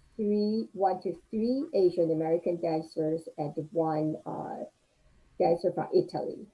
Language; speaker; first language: English; non-native, fluent; Chinese